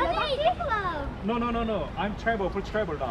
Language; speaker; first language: English; non-native, learner; Korean